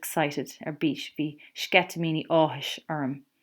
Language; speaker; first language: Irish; non-native, local second language; English